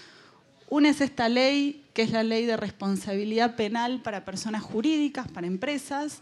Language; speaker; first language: Spanish; native; Spanish